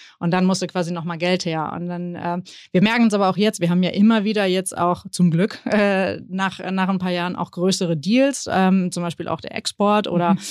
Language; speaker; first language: German; early bilingual, other home language; Spanish